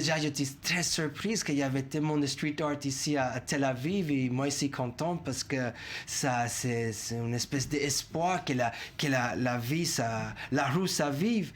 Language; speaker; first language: French; non-native, fluent; English